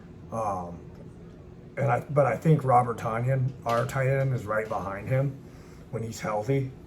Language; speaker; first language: English; native; English